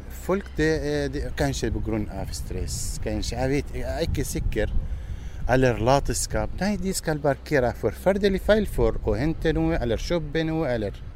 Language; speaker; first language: Norwegian; non-native, learner; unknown